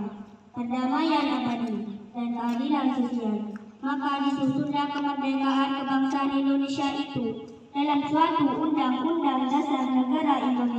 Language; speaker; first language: Indonesian; native; Indonesian